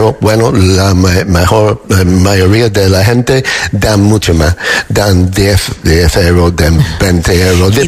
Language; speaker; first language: Spanish; non-native, fluent; English